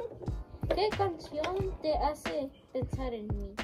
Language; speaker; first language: Spanish; early bilingual, heritage; Spanish